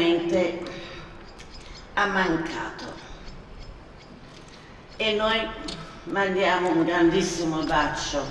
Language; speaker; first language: Italian; non-native, fluent; Swedish